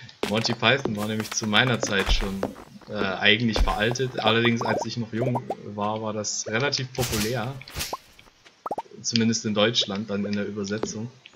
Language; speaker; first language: German; native; German